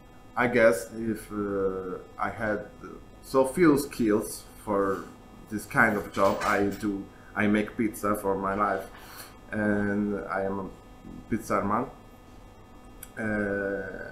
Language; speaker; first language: English; non-native, learner; Italian